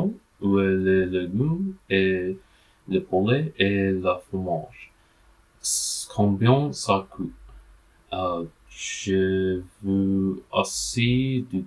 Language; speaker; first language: French; non-native, learner; English